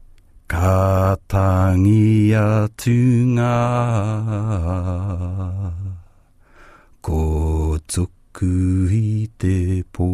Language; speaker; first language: Māori; non-native, local second language; English